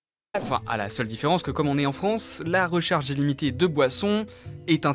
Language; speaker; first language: French; native; French